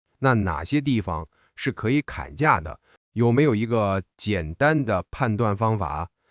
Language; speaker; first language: Chinese; non-native, fluent; English